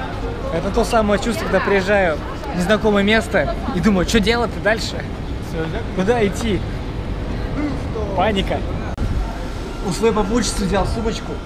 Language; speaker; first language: Russian; native; Russian